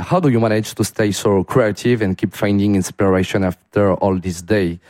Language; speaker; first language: English; non-native, learner; French